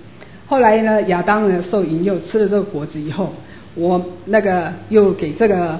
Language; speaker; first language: Chinese; native; Chinese